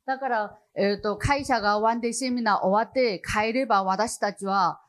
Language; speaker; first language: Japanese; non-native, learner; Chinese